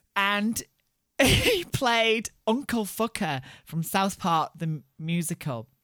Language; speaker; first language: English; native; English